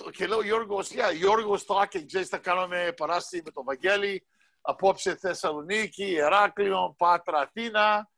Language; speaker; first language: Greek; early bilingual, heritage; Greek